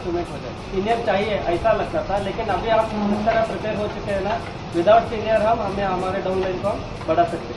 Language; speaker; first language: Hindi; non-native, local second language; Marathi